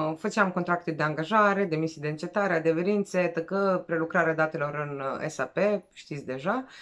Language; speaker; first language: Romanian; non-native, fluent; Serbian